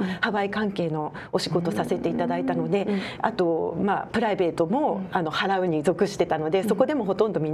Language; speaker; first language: Japanese; native; Japanese